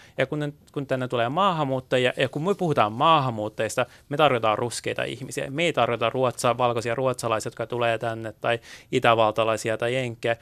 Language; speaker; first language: Finnish; early bilingual, other home language; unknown